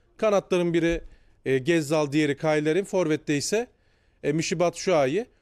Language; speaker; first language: Turkish; native; Turkish